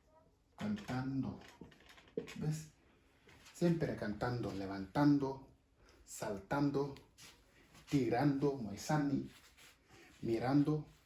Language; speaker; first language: Spanish; non-native, fluent; Wolof